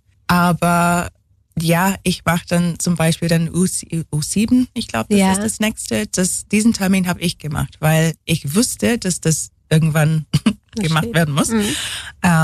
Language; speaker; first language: German; non-native, fluent; English